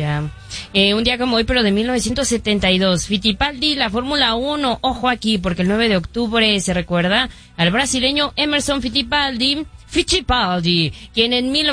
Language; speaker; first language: Spanish; native; Spanish